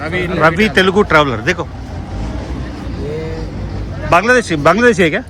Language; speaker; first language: Hindi; non-native, local second language; Telugu